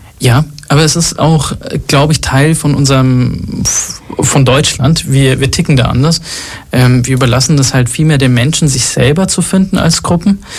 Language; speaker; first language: German; early bilingual, other home language; Arabic